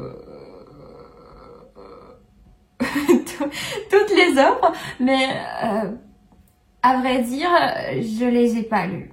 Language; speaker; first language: French; non-native, fluent; Russian